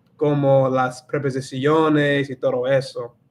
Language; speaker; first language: Spanish; non-native, learner; English